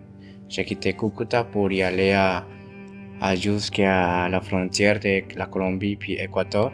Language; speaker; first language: French; non-native, fluent; Spanish